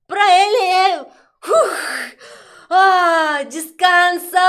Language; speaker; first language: Portuguese; non-native, learner; Russian